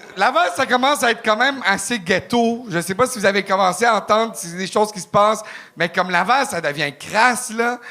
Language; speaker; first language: French; non-native, local second language; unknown